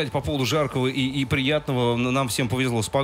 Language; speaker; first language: Russian; native; Russian